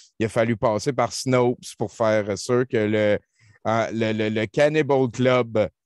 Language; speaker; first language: French; native; French